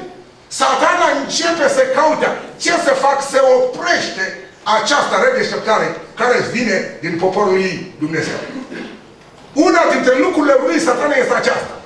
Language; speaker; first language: Romanian; non-native, learner; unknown